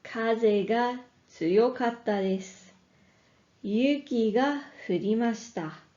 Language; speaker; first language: Japanese; non-native, fluent; English